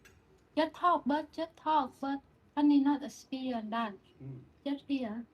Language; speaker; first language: English; non-native, learner; Vietnamese